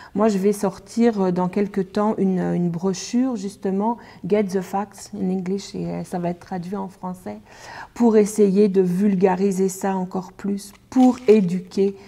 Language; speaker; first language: French; native; French